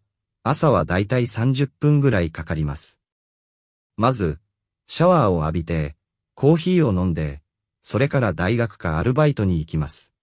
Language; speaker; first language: Japanese; non-native, fluent; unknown